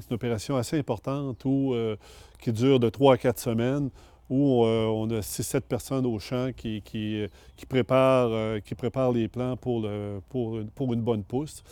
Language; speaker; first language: French; native; French